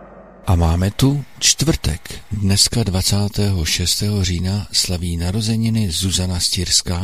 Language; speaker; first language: Czech; native; Czech